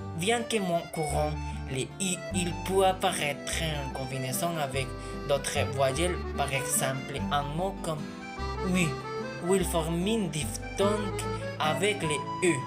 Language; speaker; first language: French; non-native, learner; Spanish